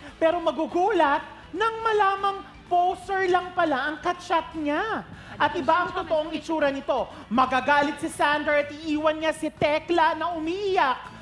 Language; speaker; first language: Filipino; native; Filipino